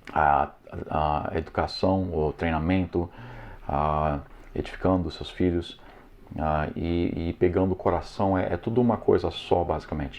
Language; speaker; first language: Portuguese; non-native, fluent; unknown